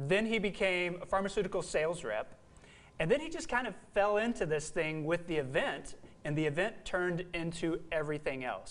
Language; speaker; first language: English; native; English